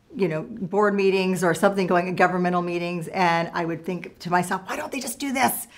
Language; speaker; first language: English; native; English